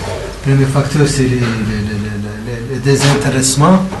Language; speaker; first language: French; non-native, local second language; Arabic